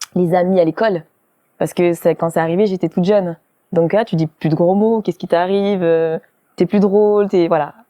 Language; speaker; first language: French; early bilingual, other home language; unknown